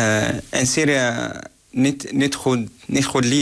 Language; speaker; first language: Dutch; non-native, learner; Arabic